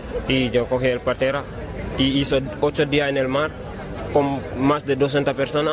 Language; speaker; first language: Spanish; non-native, learner; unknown